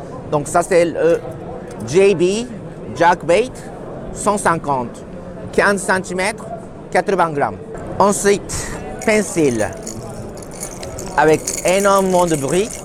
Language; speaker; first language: French; non-native, learner; Japanese